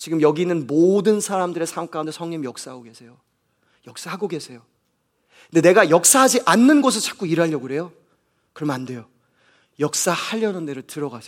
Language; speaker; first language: Korean; native; Korean